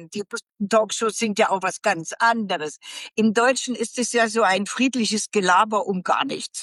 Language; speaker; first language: German; native; German